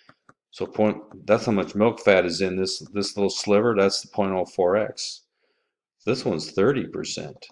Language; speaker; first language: English; native; English